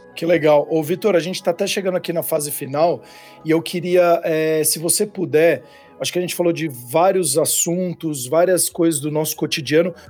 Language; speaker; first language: Portuguese; native; Portuguese